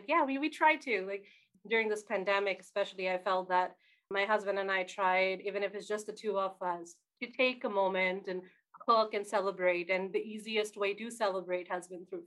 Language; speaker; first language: English; non-native, local second language; Bangla